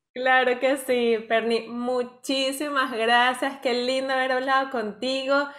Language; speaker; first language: Spanish; native; Spanish